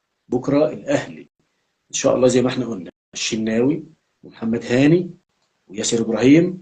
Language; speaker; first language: Arabic; native; Arabic